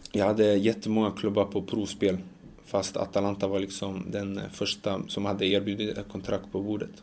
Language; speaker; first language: Swedish; early bilingual, other home language; Macedonian